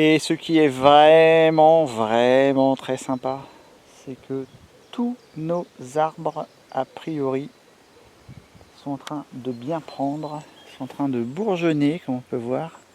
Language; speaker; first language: French; native; French